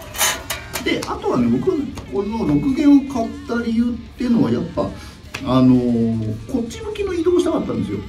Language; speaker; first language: Japanese; native; Japanese